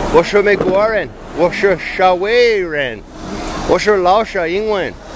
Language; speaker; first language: Chinese; non-native, learner; English